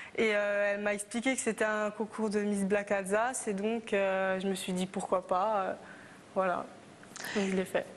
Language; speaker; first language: French; native; French